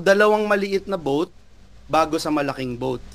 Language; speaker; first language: Filipino; native; Filipino